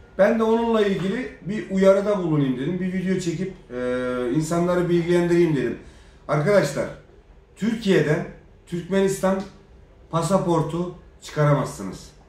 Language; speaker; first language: Turkish; native; Turkish